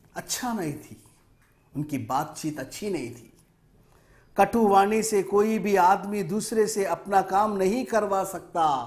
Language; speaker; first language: Hindi; non-native, local second language; Telugu